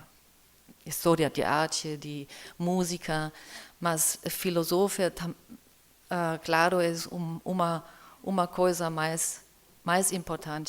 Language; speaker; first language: Portuguese; non-native, learner; German